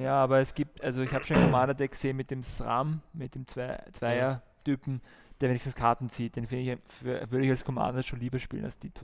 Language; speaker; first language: German; native; German